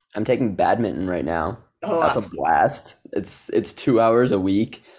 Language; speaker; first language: English; native; English